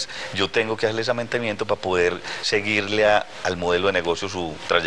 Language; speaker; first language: Spanish; native; Spanish